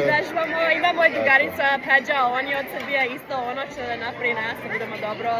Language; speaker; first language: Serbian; early bilingual, heritage; English